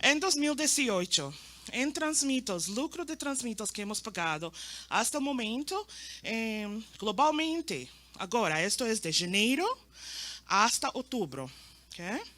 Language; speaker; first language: Portuguese; non-native, learner; Spanish